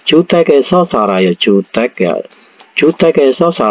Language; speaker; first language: Korean; non-native, fluent; Indonesian